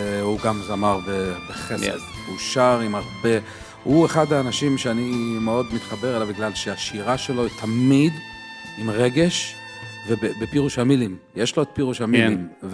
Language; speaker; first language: Hebrew; native; Hebrew